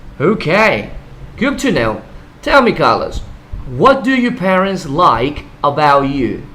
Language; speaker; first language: English; non-native, fluent; Spanish